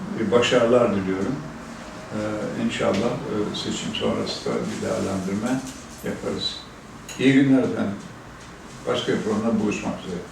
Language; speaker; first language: Turkish; native; Turkish